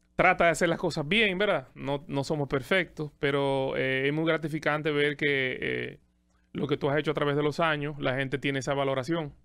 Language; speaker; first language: Spanish; native; Spanish